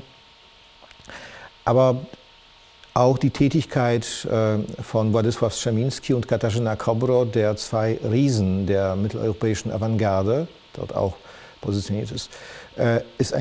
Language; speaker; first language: German; non-native, fluent; Polish